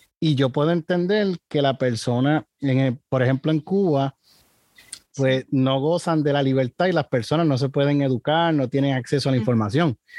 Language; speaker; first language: Spanish; native; Spanish